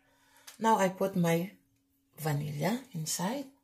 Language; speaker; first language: English; non-native, local second language; Filipino